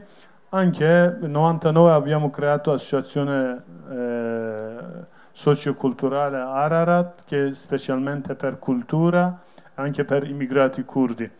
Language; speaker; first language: Italian; non-native, learner; Kurdish